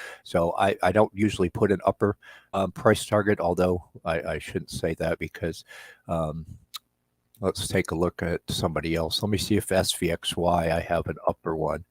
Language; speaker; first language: English; native; English